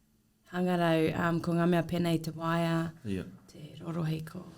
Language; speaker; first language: Māori; non-native, learner; English